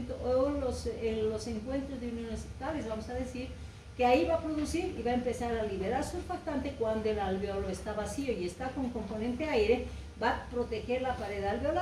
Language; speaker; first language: Spanish; native; Spanish